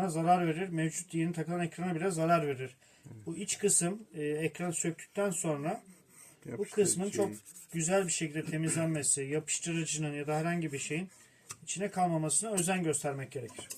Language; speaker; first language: Turkish; native; Turkish